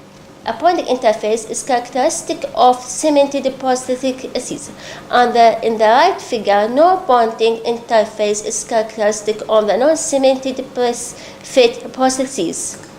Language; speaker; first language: English; non-native, local second language; Arabic